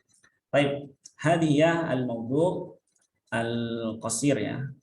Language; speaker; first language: Arabic; non-native, fluent; Indonesian